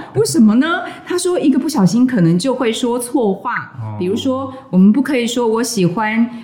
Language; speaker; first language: Chinese; native; Chinese